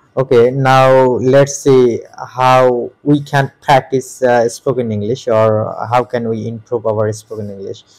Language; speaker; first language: English; non-native, local second language; Bangla